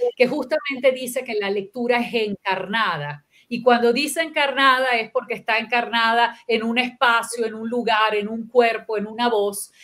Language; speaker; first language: Spanish; non-native, local second language; Italian